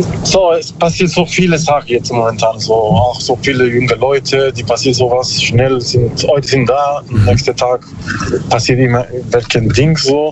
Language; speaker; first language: German; non-native, learner; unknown